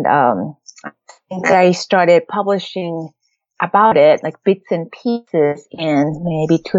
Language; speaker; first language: English; non-native, fluent; Japanese